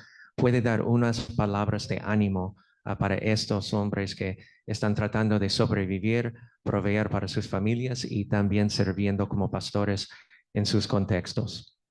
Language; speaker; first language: Spanish; non-native, fluent; English